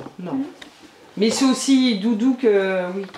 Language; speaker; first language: French; native; French